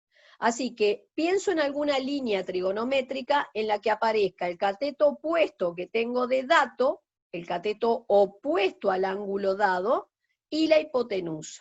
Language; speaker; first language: Spanish; native; Spanish